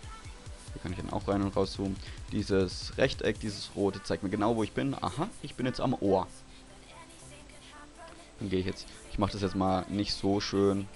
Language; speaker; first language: German; native; German